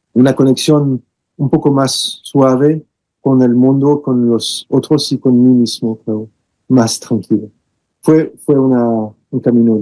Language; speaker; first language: Spanish; non-native, fluent; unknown